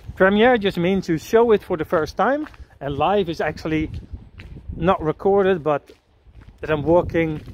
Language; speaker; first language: English; non-native, fluent; Dutch